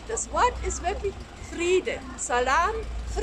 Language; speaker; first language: German; native; German